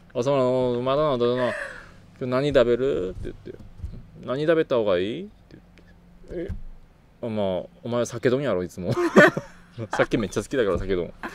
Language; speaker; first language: Japanese; non-native, fluent; Korean